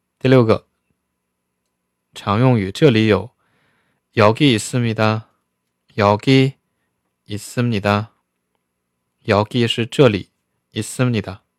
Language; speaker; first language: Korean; non-native, fluent; Chinese